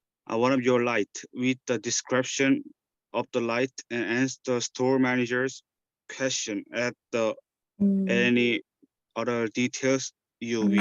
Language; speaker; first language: English; non-native, learner; Korean